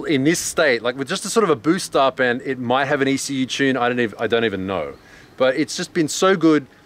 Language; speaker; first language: English; native; English